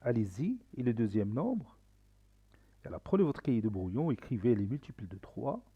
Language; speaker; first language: French; non-native, local second language; Arabic